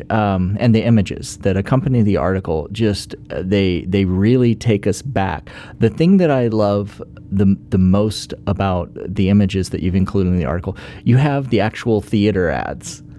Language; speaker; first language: English; native; English